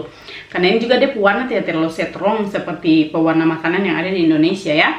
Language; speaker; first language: Indonesian; native; Indonesian